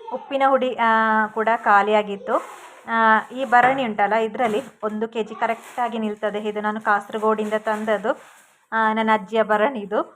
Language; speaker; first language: Kannada; non-native, local second language; Tulu